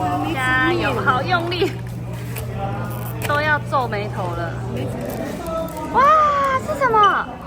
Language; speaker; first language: Chinese; native; Chinese